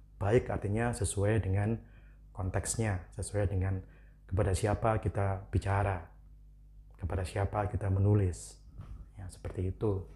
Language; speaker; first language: Indonesian; non-native, local second language; Javanese